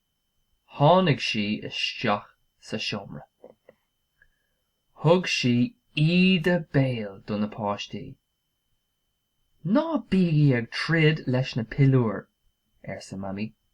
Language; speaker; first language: Irish; non-native, local second language; English